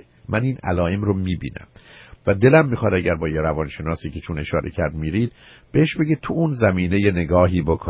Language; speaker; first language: Persian; native; Persian